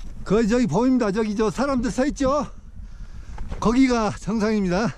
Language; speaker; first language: Korean; native; Korean